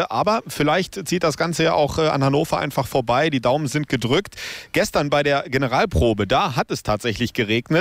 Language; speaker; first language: German; native; German